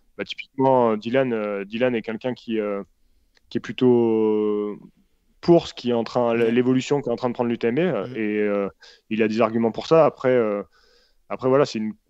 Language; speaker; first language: French; native; French